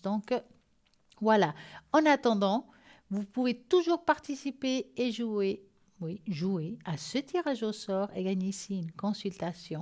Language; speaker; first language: French; native; French